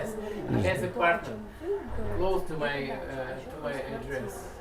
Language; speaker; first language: English; non-native, learner; Russian